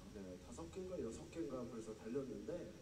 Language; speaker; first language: Korean; native; Korean